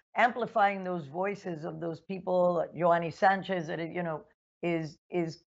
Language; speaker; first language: English; early bilingual, other home language; Spanish